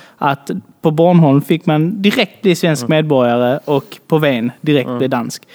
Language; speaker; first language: Swedish; early bilingual, other home language; Bangla